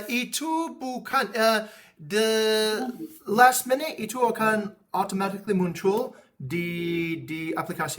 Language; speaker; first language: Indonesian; non-native, fluent; English